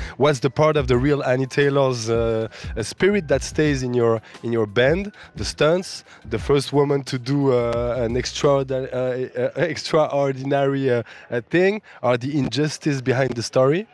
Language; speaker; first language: English; non-native, fluent; French